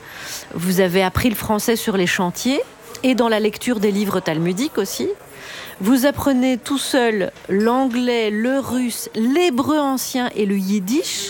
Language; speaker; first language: French; native; French